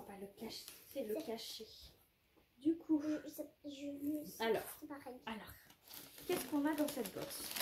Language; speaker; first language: French; native; French